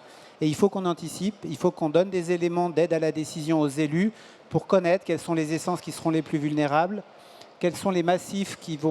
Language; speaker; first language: French; native; French